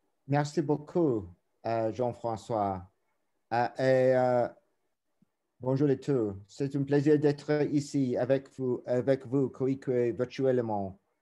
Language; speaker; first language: French; non-native, learner; English